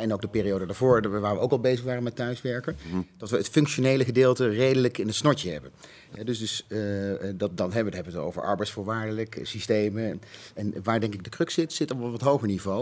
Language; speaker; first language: Dutch; native; Dutch